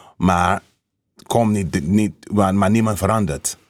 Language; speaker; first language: Dutch; non-native, learner; English